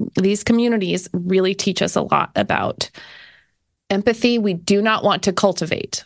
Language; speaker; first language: English; native; English